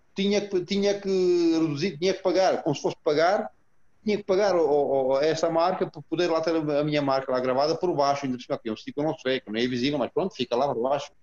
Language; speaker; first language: Portuguese; non-native, fluent; Romanian